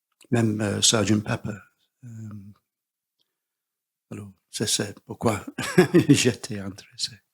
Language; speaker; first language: French; non-native, learner; English